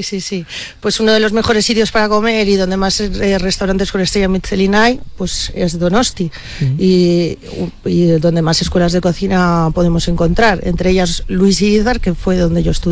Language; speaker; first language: Spanish; native; Spanish